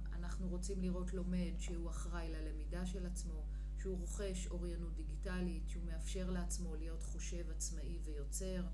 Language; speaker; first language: Hebrew; native; Hebrew